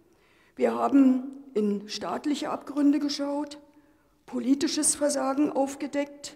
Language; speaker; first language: German; native; German